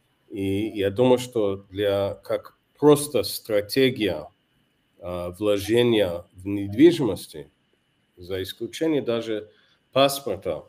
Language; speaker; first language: Russian; non-native, fluent; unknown